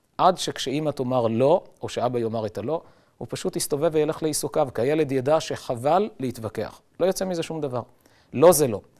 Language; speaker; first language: Hebrew; native; Hebrew